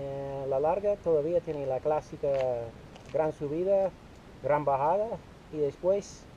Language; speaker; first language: Spanish; non-native, fluent; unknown